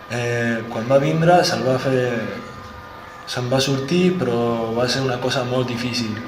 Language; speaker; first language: Catalan; early bilingual, other home language; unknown